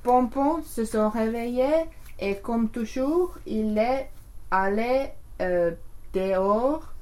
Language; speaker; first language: French; non-native, learner; English